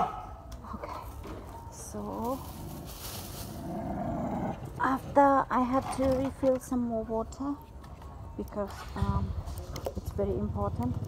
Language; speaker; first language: English; non-native, learner; Khmer